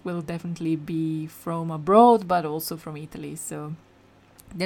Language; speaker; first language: English; non-native, fluent; Italian